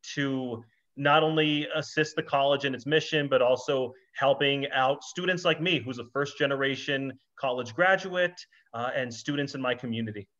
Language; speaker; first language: English; native; English